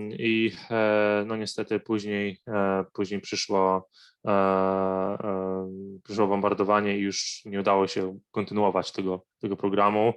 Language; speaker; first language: Polish; non-native, fluent; Arabic